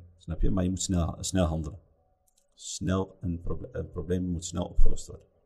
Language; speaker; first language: Dutch; early bilingual, other home language; Riffian